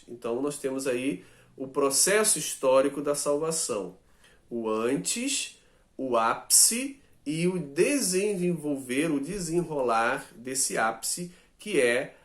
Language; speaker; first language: Portuguese; native; Portuguese